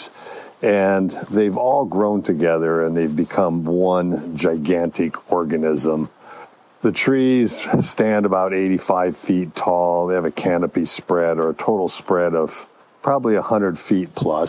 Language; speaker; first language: English; native; English